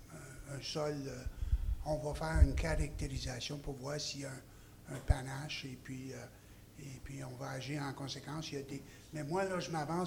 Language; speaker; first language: French; native; French